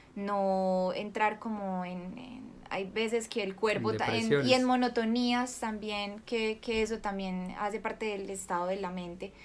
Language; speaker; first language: Spanish; native; Spanish